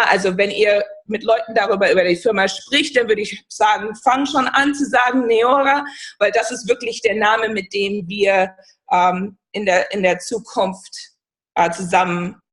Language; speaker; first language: German; non-native, fluent; English